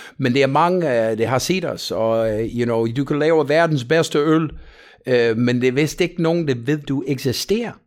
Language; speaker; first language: Danish; non-native, fluent; English